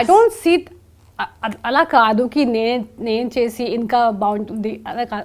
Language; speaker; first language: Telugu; non-native, learner; Hindi